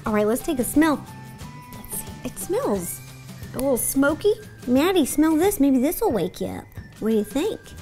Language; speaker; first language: English; native; English